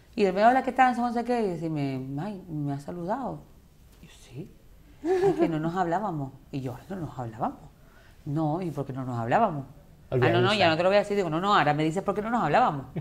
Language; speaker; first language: Spanish; native; Spanish